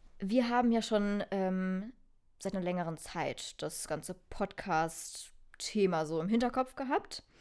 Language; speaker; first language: German; native; German